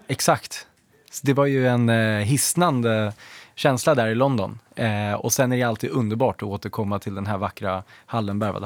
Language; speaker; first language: Swedish; native; Swedish